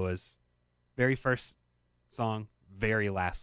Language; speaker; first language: English; native; English